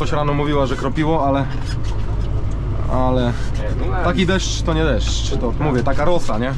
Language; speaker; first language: Polish; native; Polish